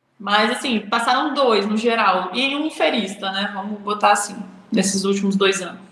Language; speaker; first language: Portuguese; native; Portuguese